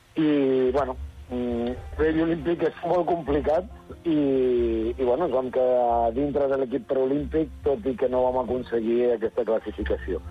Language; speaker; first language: Catalan; early bilingual, other home language; Spanish